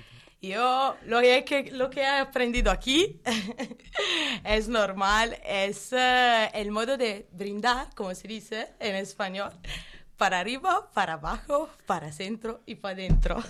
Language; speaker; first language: Spanish; non-native, learner; Italian